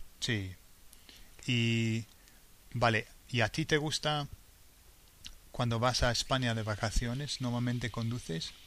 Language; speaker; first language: Spanish; non-native, fluent; English